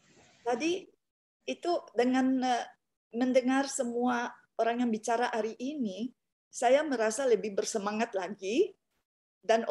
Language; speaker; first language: Indonesian; non-native, fluent; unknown